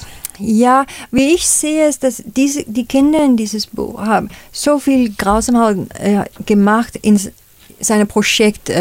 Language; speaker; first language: German; non-native, fluent; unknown